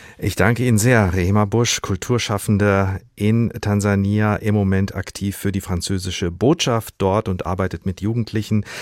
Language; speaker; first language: German; native; German